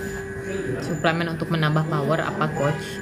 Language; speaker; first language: Indonesian; native; Indonesian